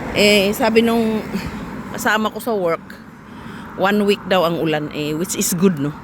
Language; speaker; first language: Filipino; non-native, local second language; Cebuano